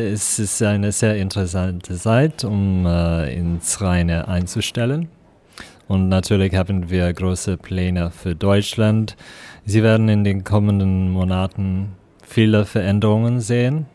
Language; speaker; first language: German; non-native, fluent; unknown